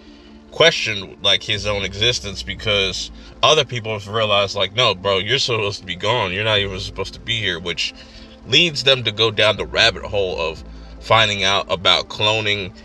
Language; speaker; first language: English; native; English